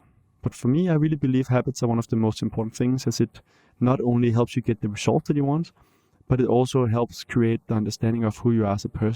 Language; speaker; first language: English; non-native, fluent; Danish